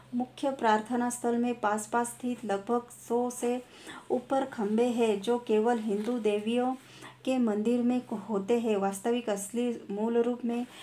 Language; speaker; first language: Hindi; non-native, local second language; Marathi